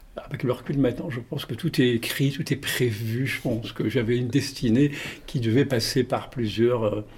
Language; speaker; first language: French; non-native, local second language; Arabic